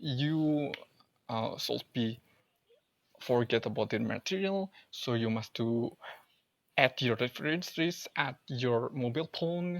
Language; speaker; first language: English; non-native, learner; Indonesian